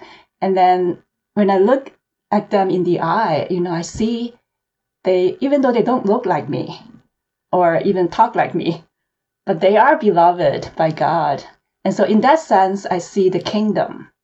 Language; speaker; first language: English; non-native, local second language; Cantonese